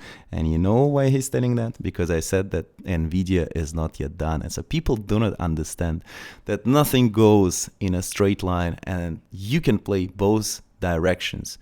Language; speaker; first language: English; non-native, fluent; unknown